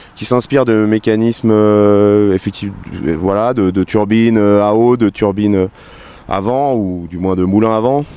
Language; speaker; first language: French; native; French